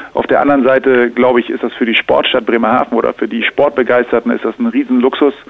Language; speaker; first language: German; native; German